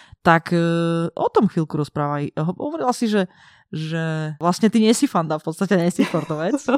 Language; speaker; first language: Slovak; non-native, local second language; Hungarian